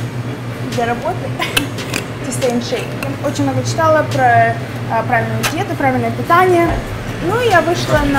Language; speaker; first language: Russian; early bilingual, other home language; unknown